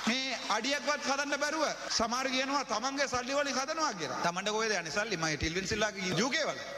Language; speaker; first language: Sinhala; non-native, local second language; Tamil